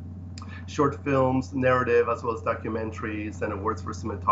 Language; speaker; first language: English; early bilingual, other home language; Polish